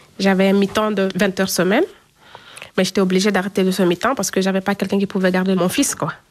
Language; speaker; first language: French; non-native, local second language; Fula